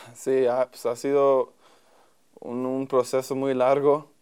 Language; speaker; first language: Spanish; early bilingual, heritage; Spanish